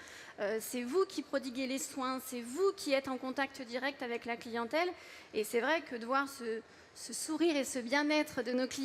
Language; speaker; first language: French; native; French